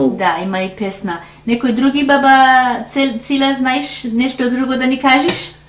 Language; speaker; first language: Macedonian; early bilingual, heritage; Macedonian